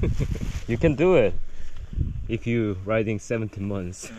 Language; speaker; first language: English; non-native, learner; Korean